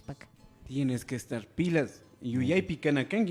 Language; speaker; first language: Spanish; non-native, local second language; Quechua